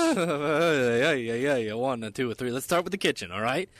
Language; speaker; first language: English; native; English